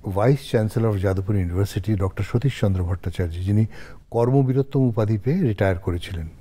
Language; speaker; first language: Bangla; native; Bangla